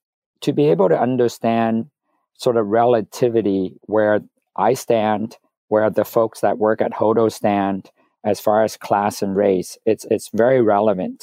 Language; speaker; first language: English; non-native, fluent; Vietnamese